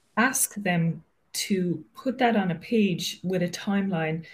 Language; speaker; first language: English; native; English